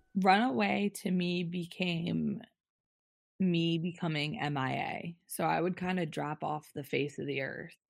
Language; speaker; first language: English; native; English